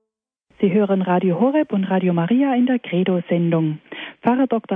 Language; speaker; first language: German; native; German